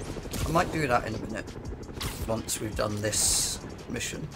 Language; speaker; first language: English; native; English